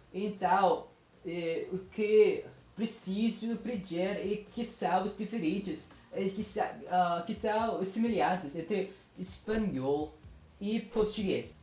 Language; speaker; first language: Portuguese; non-native, learner; Filipino